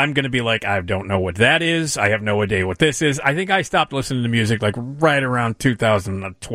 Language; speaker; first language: English; native; English